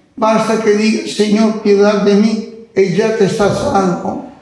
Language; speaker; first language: Spanish; non-native, fluent; Italian